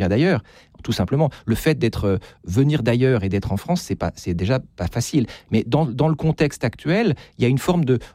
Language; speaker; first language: French; native; French